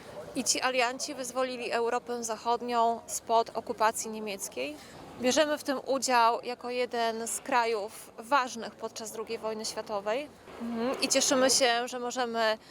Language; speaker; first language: Polish; native; Polish